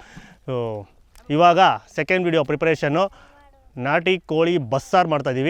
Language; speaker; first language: Kannada; native; Kannada